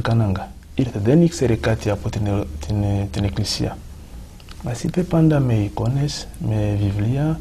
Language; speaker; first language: Greek; non-native, fluent; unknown